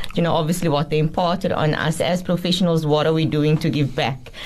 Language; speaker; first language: English; native; English